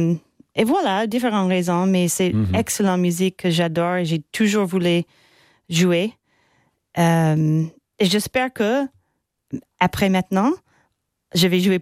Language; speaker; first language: French; non-native, fluent; English